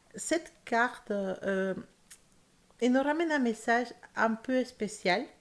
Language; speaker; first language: French; non-native, fluent; Spanish